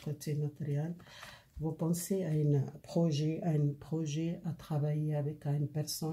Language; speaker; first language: French; non-native, learner; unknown